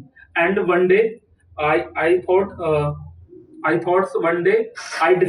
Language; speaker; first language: English; non-native, learner; Hindi